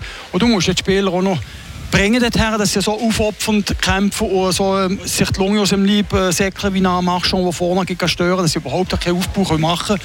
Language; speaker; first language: German; native; German